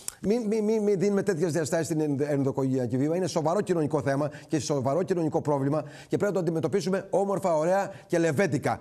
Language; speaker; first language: Greek; native; Greek